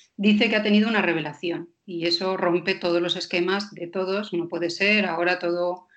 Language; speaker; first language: Spanish; non-native, fluent; Danish